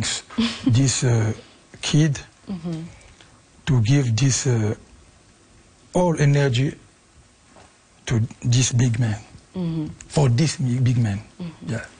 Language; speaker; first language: English; non-native, learner; Lingala